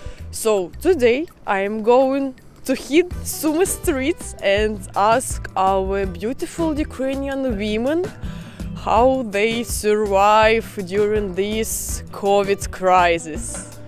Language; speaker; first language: English; non-native, fluent; Russian